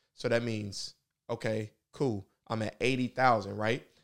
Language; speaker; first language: English; native; English